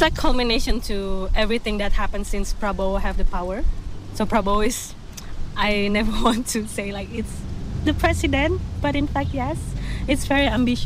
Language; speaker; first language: English; non-native, fluent; Indonesian